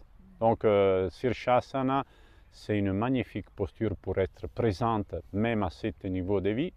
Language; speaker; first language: French; non-native, fluent; Italian